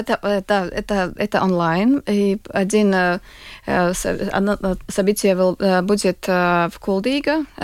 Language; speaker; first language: Russian; non-native, local second language; Latvian